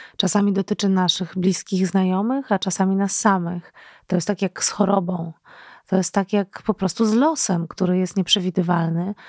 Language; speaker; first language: Polish; native; Polish